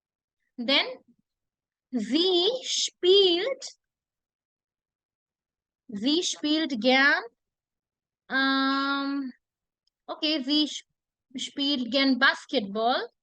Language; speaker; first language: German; non-native, fluent; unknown